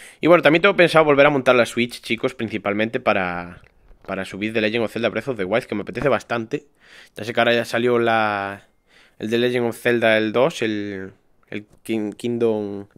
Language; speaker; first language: Spanish; native; Spanish